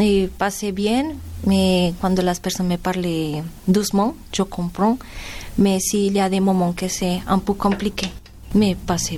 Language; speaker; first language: French; non-native, learner; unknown